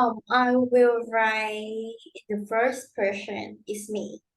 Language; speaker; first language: English; non-native, learner; Vietnamese